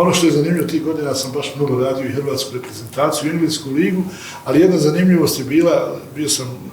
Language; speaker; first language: Bosnian; native; Bosnian